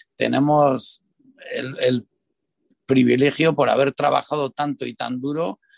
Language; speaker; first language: Spanish; native; Spanish